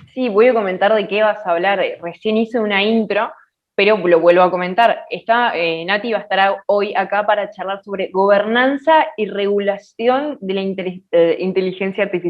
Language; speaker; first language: Spanish; native; Spanish